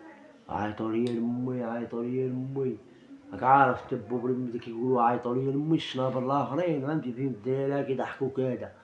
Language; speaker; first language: Arabic; native; Arabic